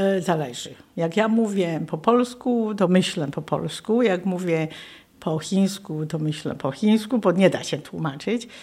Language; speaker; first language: Polish; non-native, fluent; Chinese